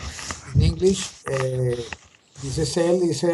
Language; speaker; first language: English; non-native, learner; Spanish